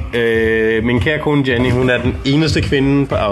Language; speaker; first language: Danish; native; Danish